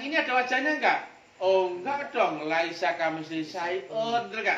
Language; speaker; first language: Indonesian; native; Indonesian